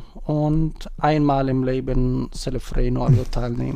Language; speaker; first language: German; non-native, learner; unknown